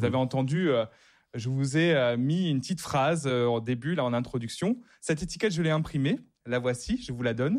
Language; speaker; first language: French; native; French